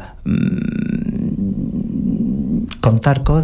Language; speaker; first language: Catalan; non-native, learner; French